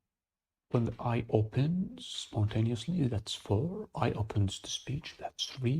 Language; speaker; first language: English; non-native, fluent; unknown